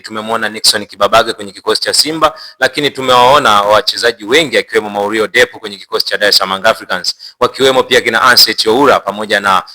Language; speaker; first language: Swahili; native; Swahili